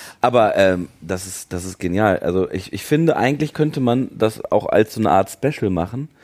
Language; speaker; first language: German; native; German